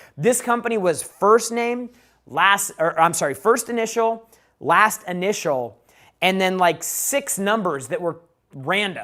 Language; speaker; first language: English; native; English